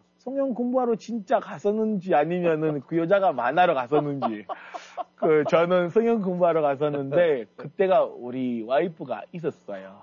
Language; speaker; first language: Korean; non-native, fluent; French